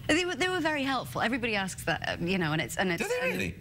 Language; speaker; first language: English; native; English